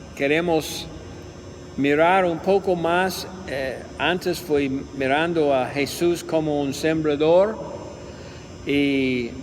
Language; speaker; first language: Spanish; non-native, learner; English